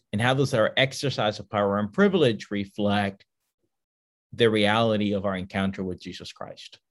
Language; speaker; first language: English; early bilingual, other home language; Spanish